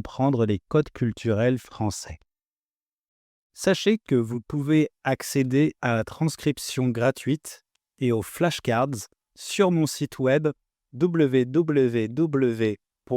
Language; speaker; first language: French; native; French